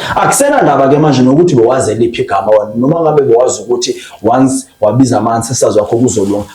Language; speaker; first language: Zulu; non-native, local second language; Xhosa